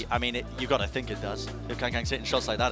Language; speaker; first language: English; native; English